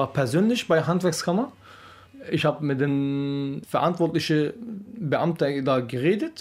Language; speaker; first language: German; non-native, learner; Turkish